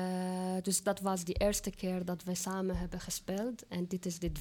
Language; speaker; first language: Dutch; non-native, fluent; Arabic